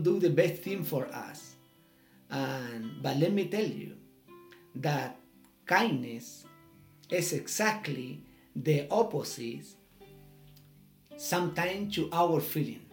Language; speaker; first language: English; non-native, learner; Spanish